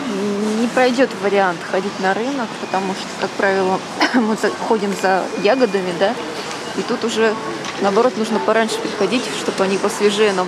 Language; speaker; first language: Russian; native; Russian